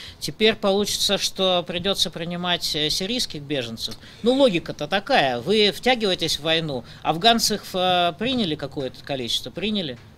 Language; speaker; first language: Russian; native; Russian